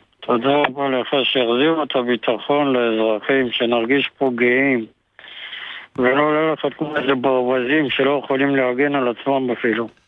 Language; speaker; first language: Hebrew; native; Hebrew